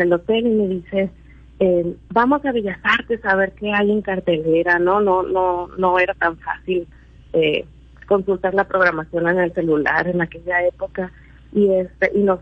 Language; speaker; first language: Spanish; native; Spanish